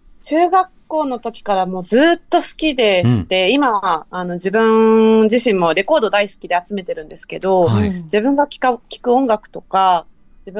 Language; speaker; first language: Japanese; native; Japanese